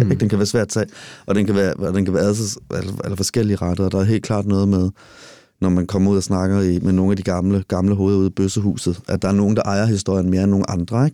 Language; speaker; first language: Danish; native; Danish